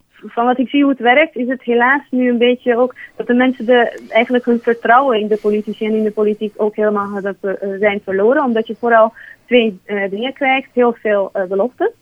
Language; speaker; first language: Dutch; non-native, fluent; Hungarian